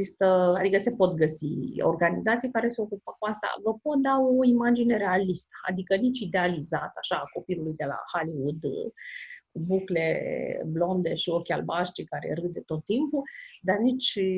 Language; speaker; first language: Romanian; native; Romanian